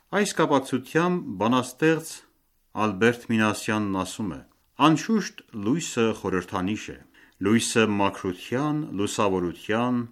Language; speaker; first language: Armenian; early bilingual, heritage; Armenian